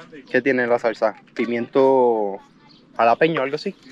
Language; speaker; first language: Spanish; native; Spanish